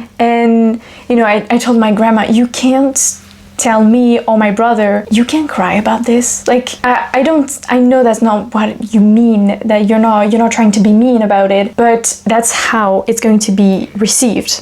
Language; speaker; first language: English; non-native, fluent; French